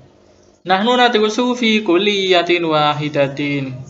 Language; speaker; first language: Arabic; non-native, fluent; Indonesian